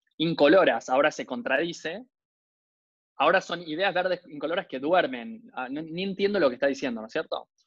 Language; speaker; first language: Spanish; native; Spanish